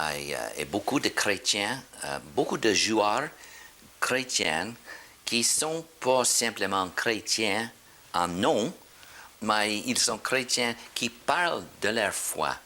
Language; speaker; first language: French; non-native, fluent; English